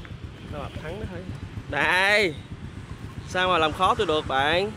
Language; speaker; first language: Vietnamese; native; Vietnamese